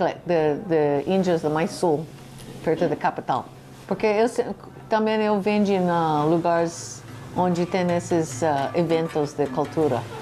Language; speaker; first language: Portuguese; non-native, learner; English